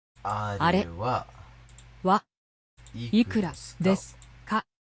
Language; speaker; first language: Japanese; non-native, fluent; English